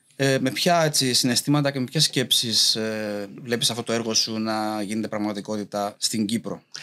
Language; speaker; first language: Greek; native; Greek